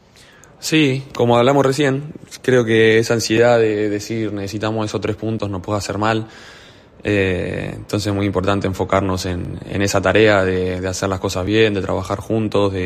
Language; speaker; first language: Spanish; native; Spanish